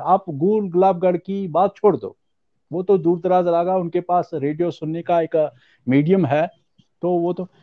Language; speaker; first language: Urdu; non-native, local second language; Pahari-Potwari